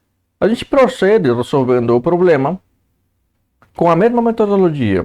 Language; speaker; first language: Portuguese; native; Portuguese